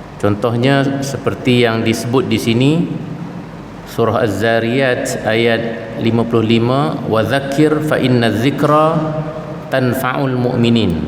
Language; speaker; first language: Malay; native; Malay